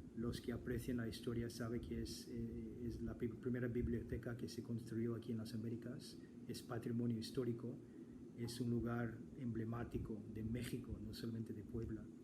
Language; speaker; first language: Spanish; non-native, fluent; English